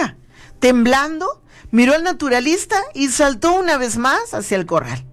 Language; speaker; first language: Spanish; native; Spanish